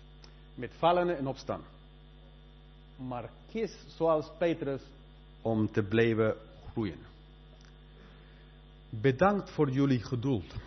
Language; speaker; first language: Dutch; non-native, fluent; Spanish